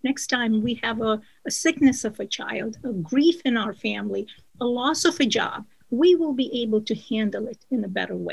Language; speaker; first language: English; non-native, local second language; Kashmiri